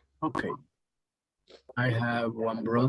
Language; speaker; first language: English; non-native, learner; Spanish